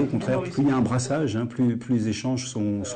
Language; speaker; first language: French; native; French